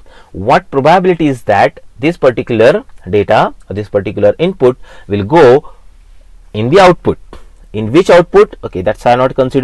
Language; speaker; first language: English; non-native, local second language; Marathi